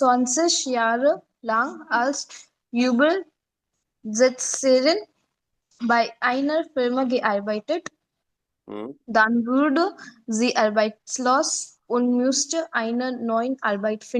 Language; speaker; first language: German; non-native, learner; Hindi